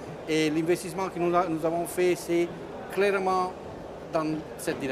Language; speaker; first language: French; non-native, fluent; Italian